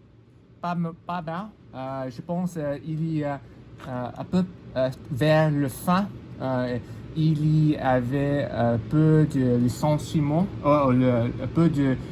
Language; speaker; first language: French; non-native, learner; English